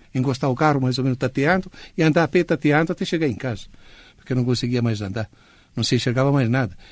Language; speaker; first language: Portuguese; non-native, fluent; Italian